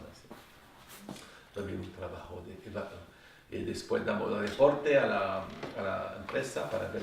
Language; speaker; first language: Spanish; non-native, fluent; French